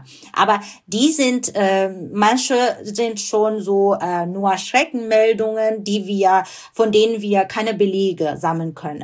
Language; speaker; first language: German; non-native, fluent; Burmese